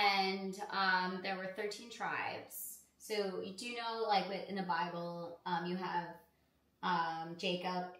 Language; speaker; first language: English; native; English